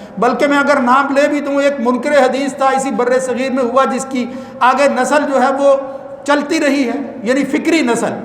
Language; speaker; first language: Urdu; non-native, local second language; Punjabi